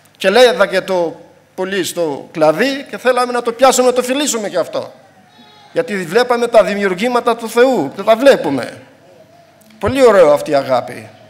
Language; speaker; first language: Greek; non-native, fluent; Albanian